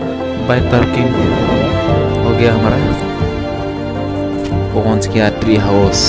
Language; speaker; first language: Hindi; non-native, local second language; Bodo